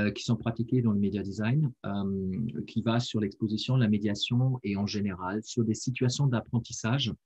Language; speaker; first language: French; non-native, fluent; German